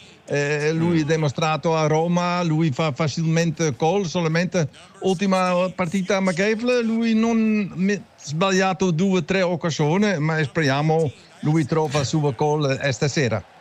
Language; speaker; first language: Italian; non-native, learner; Dutch